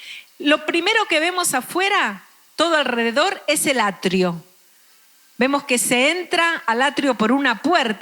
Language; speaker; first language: Spanish; native; Spanish